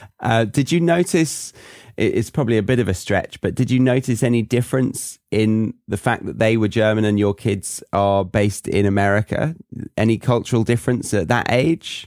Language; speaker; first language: English; native; English